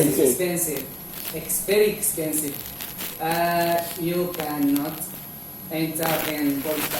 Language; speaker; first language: English; non-native, learner; Indonesian